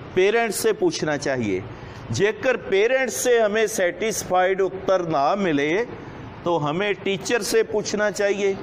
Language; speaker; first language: Hindi; non-native, local second language; Punjabi